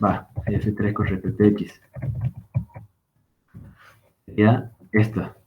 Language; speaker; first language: Spanish; native; Spanish